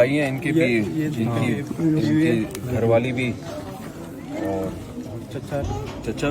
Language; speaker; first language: Urdu; native; Urdu